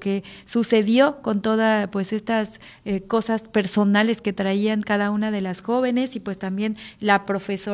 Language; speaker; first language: Spanish; native; Spanish